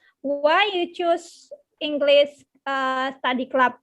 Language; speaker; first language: English; non-native, learner; Indonesian